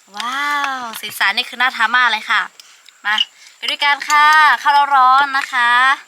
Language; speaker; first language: Thai; non-native, local second language; Lahu